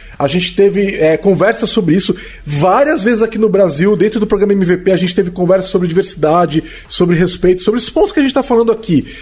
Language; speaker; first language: Portuguese; native; Portuguese